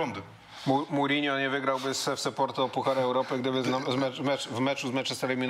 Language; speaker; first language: Polish; native; Polish